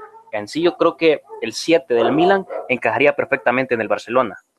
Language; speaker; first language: Spanish; native; Spanish